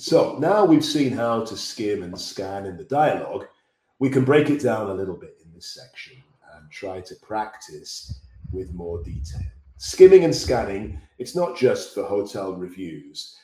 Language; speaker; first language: English; native; English